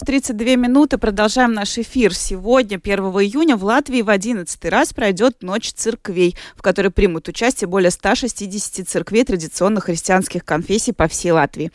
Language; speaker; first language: Russian; native; Russian